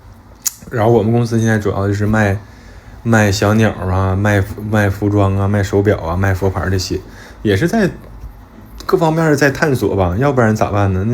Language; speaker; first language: Chinese; native; Chinese